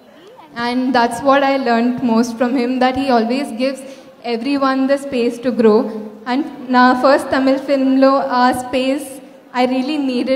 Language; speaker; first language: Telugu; non-native, fluent; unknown